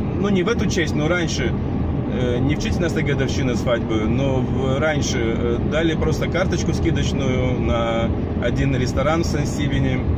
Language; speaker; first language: Russian; non-native, local second language; Romanian